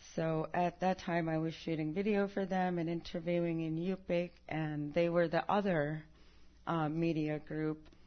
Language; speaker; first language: English; early bilingual, other home language; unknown